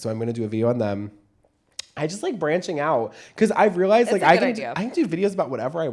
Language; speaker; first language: English; native; English